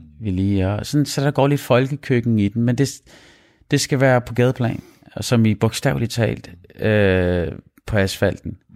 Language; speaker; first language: Danish; early bilingual, other home language; Arabic